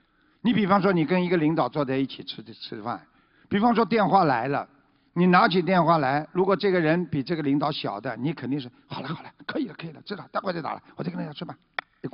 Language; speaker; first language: Chinese; native; Chinese